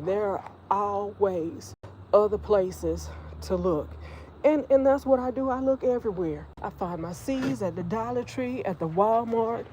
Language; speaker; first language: English; native; English